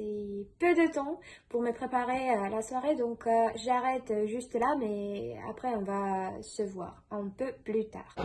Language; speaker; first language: French; non-native, fluent; Russian